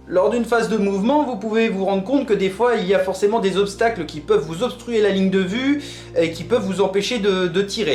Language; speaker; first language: French; native; French